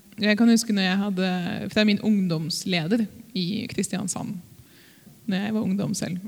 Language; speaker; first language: Norwegian; native; Norwegian